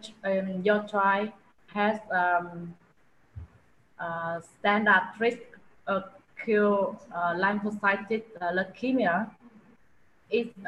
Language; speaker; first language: English; non-native, learner; Vietnamese